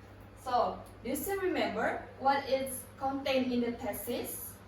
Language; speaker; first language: English; non-native, learner; Indonesian